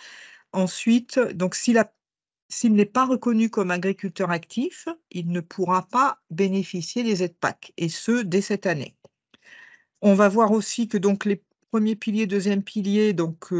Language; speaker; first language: French; native; French